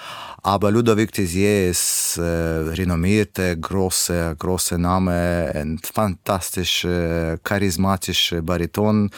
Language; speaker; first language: German; non-native, learner; Russian